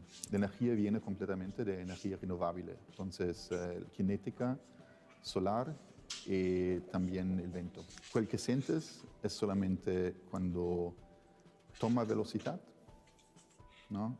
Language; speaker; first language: Spanish; non-native, fluent; Italian